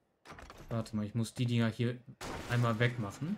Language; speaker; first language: German; native; German